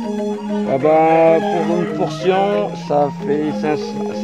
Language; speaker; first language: French; non-native, fluent; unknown